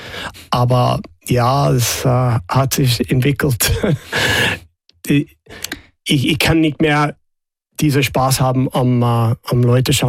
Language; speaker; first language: German; non-native, fluent; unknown